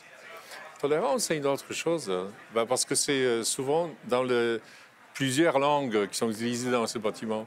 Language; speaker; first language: French; non-native, fluent; Polish